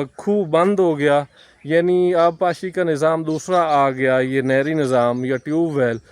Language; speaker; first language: Urdu; non-native, local second language; Punjabi